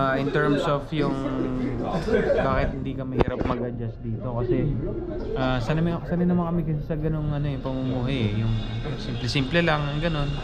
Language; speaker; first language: Filipino; native; Filipino